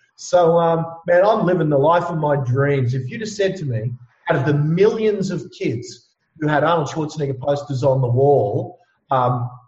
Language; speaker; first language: English; native; English